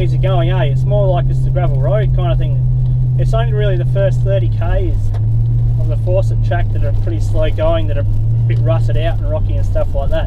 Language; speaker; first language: English; native; English